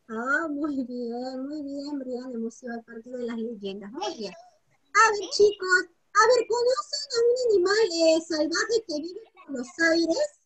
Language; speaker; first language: Spanish; native; Spanish